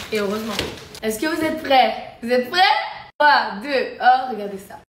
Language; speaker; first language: French; native; French